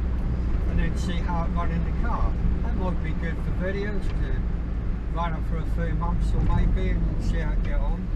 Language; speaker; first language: English; native; English